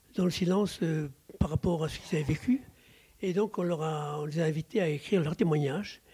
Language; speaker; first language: French; native; French